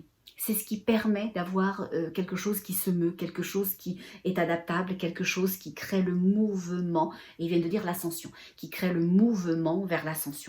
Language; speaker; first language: French; native; French